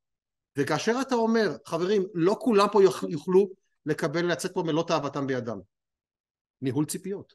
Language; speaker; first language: Hebrew; native; Hebrew